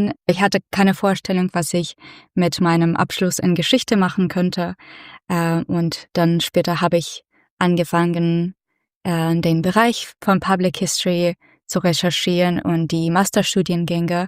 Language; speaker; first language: German; non-native, fluent; Russian